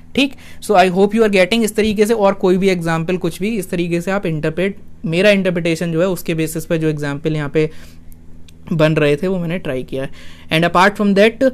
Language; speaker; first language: Hindi; native; Hindi